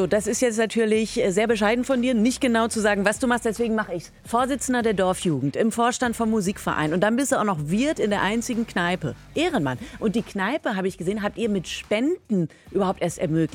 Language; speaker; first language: German; native; German